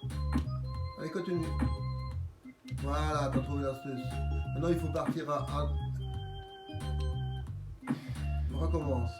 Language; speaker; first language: French; native; French